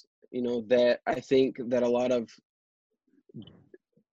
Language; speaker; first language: English; native; English